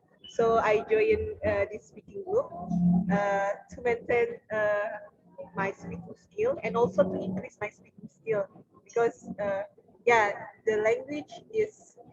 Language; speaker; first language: English; non-native, learner; Indonesian